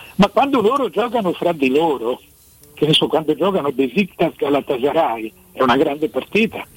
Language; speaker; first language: Italian; native; Italian